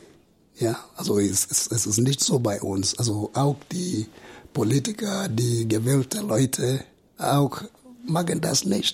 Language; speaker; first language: German; non-native, fluent; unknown